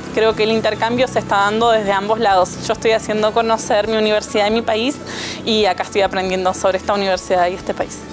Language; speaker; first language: Spanish; native; Spanish